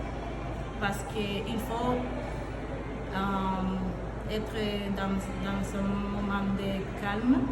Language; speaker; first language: French; non-native, learner; Spanish